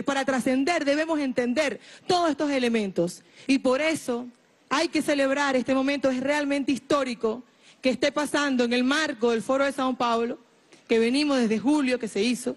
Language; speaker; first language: Spanish; native; Spanish